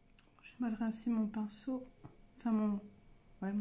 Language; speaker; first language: French; native; French